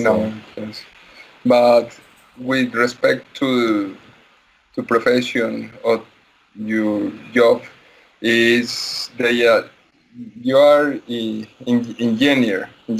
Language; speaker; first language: English; non-native, learner; Spanish